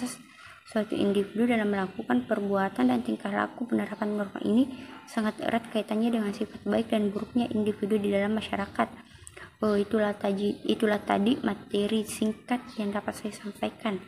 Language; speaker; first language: Indonesian; native; Indonesian